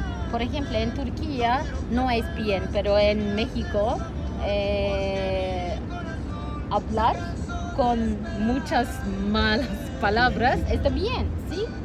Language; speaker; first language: Spanish; non-native, learner; Turkish